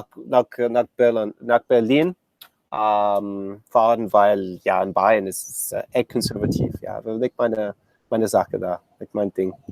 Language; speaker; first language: German; non-native, learner; English